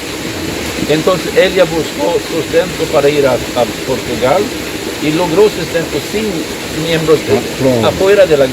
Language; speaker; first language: Spanish; non-native, fluent; Swedish